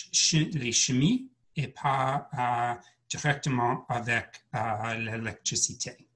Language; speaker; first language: French; non-native, learner; English